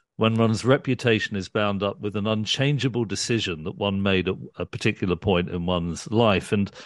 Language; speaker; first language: English; early bilingual, other home language; Urdu